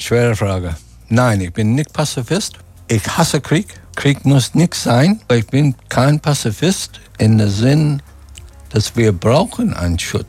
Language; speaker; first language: German; non-native, fluent; English